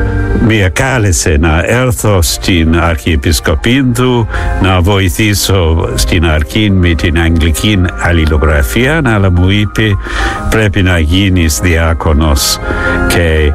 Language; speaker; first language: Greek; non-native, fluent; English